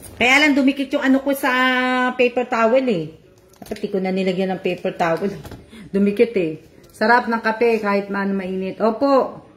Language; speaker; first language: Filipino; native; Filipino